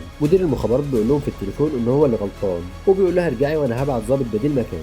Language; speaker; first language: Arabic; native; Arabic